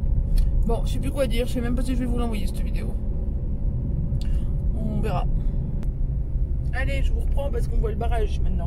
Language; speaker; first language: French; native; French